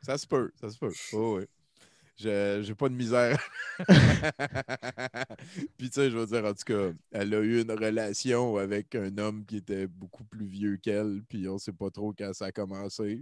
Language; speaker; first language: French; native; French